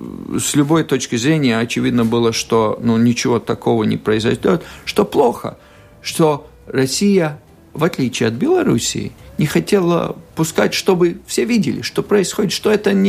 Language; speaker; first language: Russian; non-native, local second language; Latvian